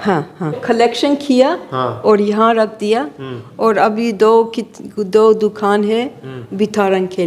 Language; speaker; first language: Hindi; non-native, fluent; English